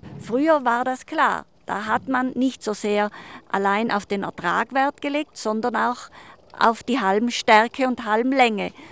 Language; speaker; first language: German; native; German